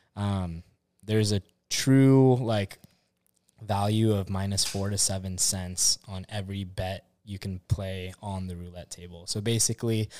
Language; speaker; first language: English; native; English